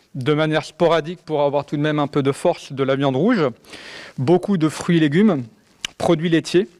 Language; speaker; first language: French; native; French